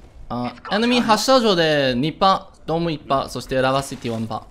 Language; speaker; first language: Japanese; non-native, learner; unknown